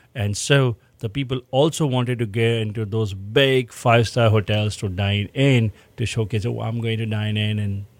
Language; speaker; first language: English; non-native, local second language; Hindi